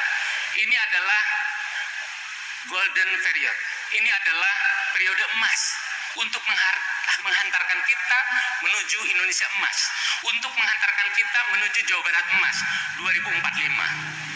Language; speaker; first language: Indonesian; non-native, local second language; Sundanese